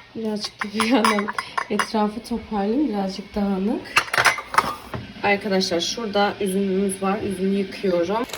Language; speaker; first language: Turkish; early bilingual, heritage; Turkish